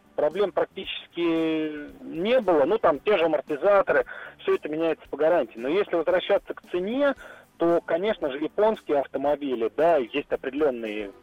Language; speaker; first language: Russian; native; Russian